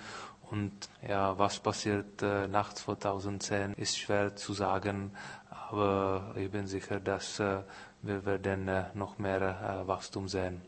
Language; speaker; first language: German; non-native, fluent; Czech